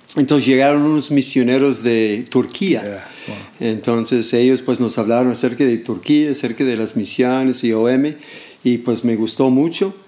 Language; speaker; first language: Spanish; non-native, fluent; English